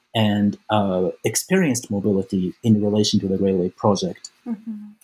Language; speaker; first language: English; non-native, fluent; Japanese